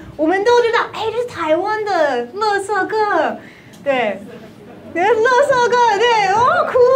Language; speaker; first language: Chinese; non-native, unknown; English